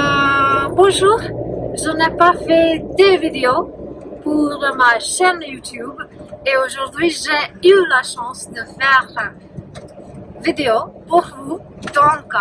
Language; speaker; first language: French; non-native, learner; Punjabi